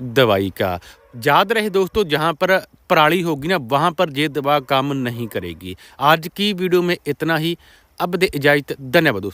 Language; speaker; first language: Hindi; non-native, local second language; Punjabi